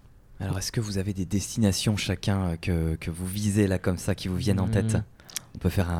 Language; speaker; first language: French; native; French